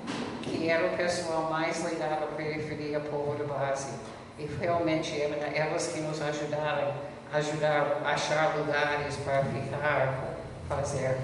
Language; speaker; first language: Portuguese; non-native, fluent; English